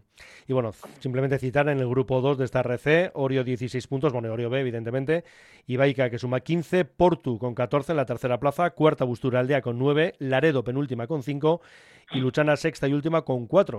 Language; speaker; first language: Spanish; native; Spanish